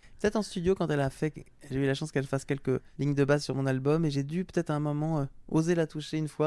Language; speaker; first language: French; native; French